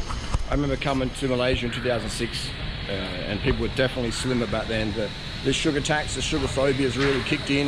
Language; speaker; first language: English; native; English